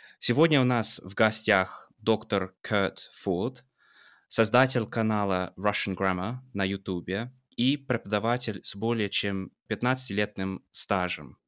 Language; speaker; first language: Russian; non-native, fluent; English